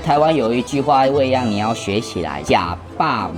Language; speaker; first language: Chinese; native; Chinese